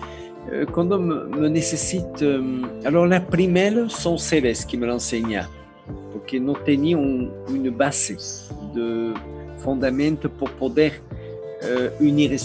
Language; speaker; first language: Spanish; non-native, learner; French